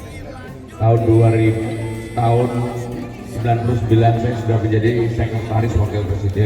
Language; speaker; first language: Indonesian; native; Indonesian